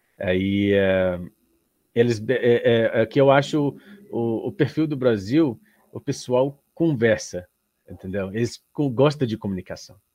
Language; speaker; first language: Portuguese; non-native, learner; Arabic